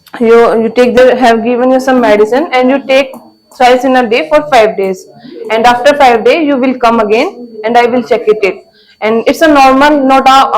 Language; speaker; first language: English; non-native, learner; Hindi